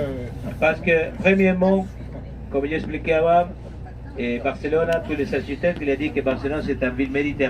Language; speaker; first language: French; non-native, fluent; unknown